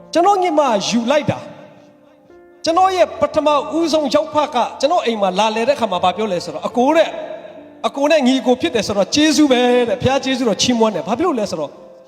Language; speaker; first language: Burmese; non-native, local second language; Tedim Chin